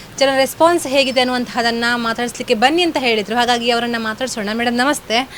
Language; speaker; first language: Kannada; native; Kannada